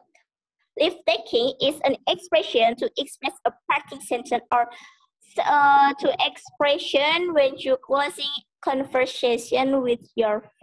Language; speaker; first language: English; non-native, learner; Indonesian